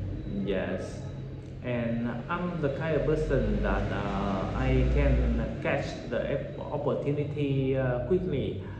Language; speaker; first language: English; non-native, learner; Vietnamese